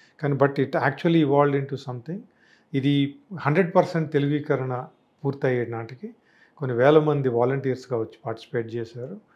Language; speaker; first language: Telugu; native; Telugu